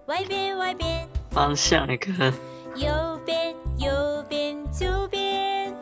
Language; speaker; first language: Chinese; early bilingual, heritage; Chinese